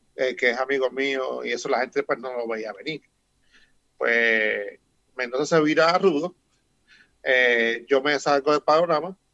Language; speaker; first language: Spanish; native; Spanish